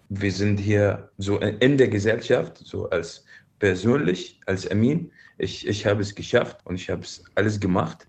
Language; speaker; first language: German; non-native, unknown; Arabic